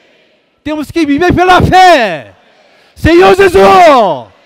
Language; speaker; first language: Portuguese; non-native, fluent; Korean